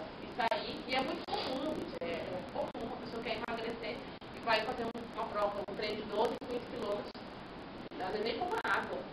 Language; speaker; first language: Portuguese; native; Portuguese